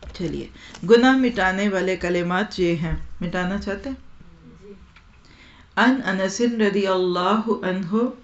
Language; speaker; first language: Urdu; non-native, local second language; Punjabi